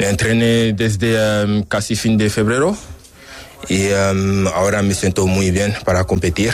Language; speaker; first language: Spanish; non-native, learner; French